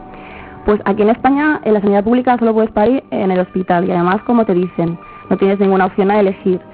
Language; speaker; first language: Spanish; native; Spanish